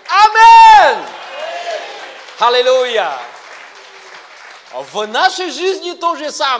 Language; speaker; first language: Russian; non-native, learner; Vietnamese